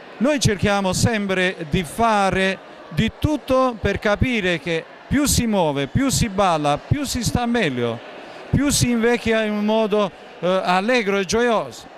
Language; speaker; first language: Italian; non-native, fluent; Albanian